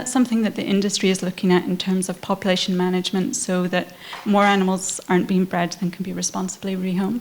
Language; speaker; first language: English; native; English